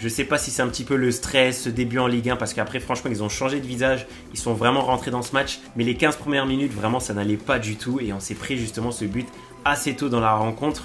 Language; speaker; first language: French; native; French